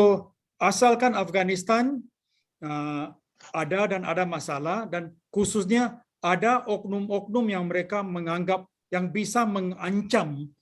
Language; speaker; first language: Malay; non-native, local second language; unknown